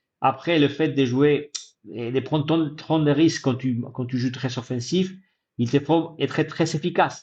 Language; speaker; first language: French; non-native, fluent; Spanish